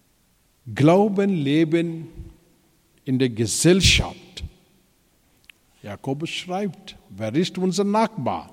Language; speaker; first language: German; non-native, fluent; Telugu